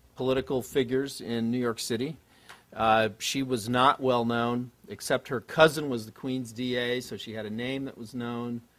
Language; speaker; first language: English; native; English